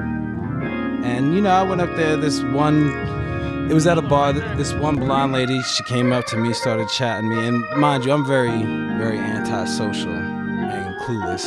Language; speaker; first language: English; native; English